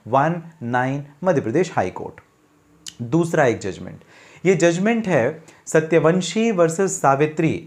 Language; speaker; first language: Hindi; native; Hindi